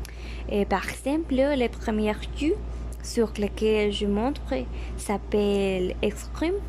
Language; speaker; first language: French; non-native, learner; Spanish